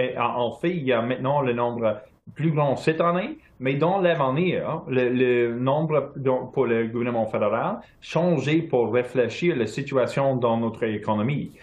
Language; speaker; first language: French; non-native, local second language; English